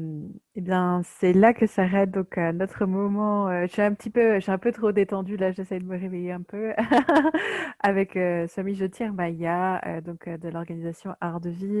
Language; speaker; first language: French; native; French